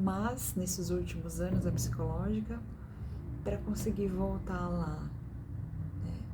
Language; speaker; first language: Portuguese; native; Portuguese